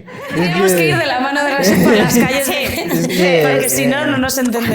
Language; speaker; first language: Spanish; native; Spanish